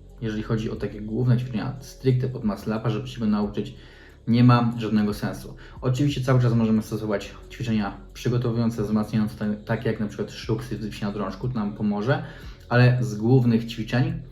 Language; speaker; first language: Polish; native; Polish